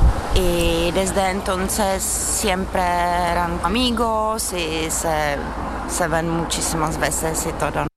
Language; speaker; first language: Spanish; non-native, fluent; Czech